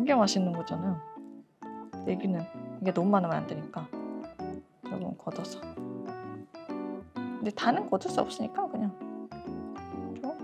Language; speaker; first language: Korean; non-native, fluent; Japanese